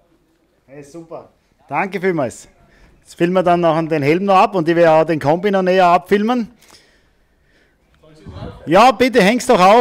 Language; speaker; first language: German; native; German